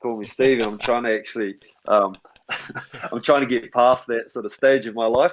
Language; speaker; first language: English; native; English